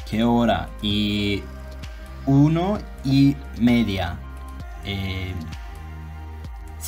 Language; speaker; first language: Spanish; non-native, learner; Turkish